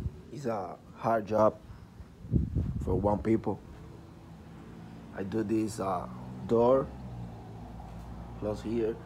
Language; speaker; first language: English; non-native, learner; Spanish